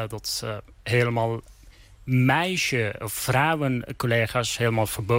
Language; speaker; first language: Dutch; non-native, learner; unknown